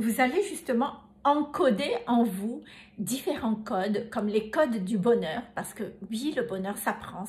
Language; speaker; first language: French; native; French